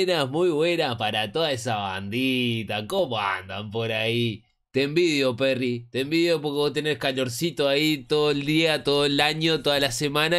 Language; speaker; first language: Spanish; native; Spanish